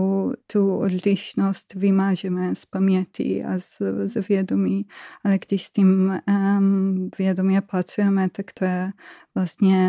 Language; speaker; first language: Czech; non-native, fluent; Hebrew